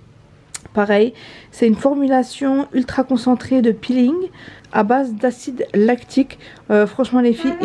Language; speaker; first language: French; native; French